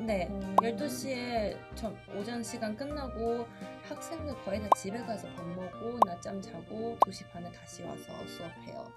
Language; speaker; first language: Korean; non-native, fluent; Chinese